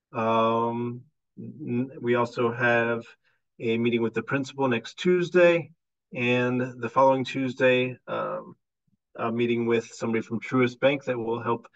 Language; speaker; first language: English; native; English